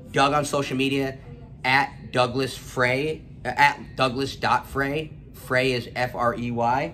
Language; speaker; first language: English; native; English